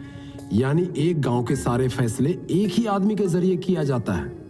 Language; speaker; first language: Hindi; native; Hindi